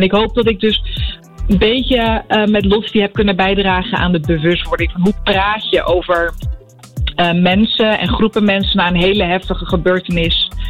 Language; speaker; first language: Dutch; early bilingual, other home language; Arabic